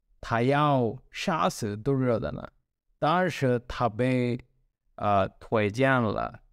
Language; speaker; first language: Chinese; non-native, learner; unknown